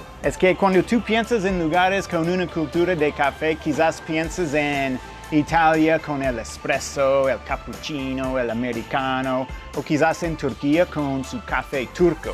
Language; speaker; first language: Spanish; non-native, fluent; English